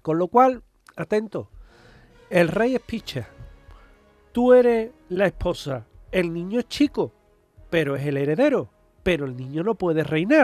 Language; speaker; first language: Spanish; native; Spanish